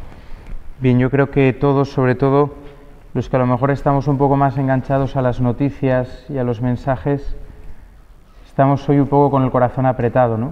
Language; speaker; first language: Spanish; native; Spanish